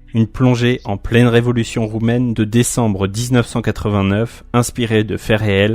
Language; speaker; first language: French; native; French